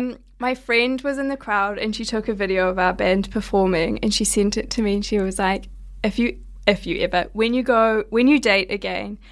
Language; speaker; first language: English; native; English